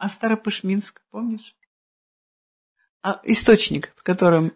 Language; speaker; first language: Russian; native; Russian